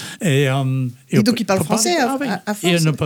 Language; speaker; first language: French; native; French